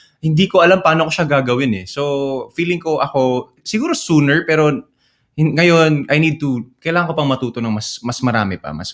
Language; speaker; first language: Filipino; non-native, local second language; Cebuano